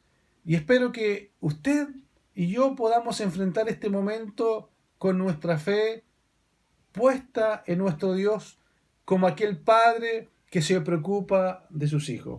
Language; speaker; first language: Spanish; native; Spanish